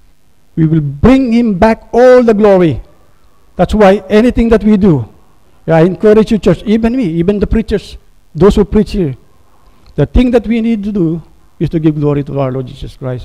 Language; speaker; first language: English; non-native, local second language; Filipino